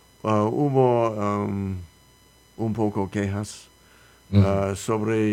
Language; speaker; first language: Spanish; non-native, learner; English